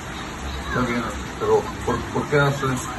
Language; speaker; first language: Spanish; non-native, learner; German